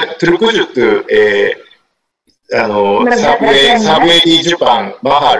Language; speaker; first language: Indonesian; native; Indonesian